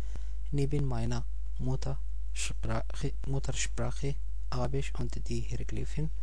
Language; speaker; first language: German; non-native, learner; Arabic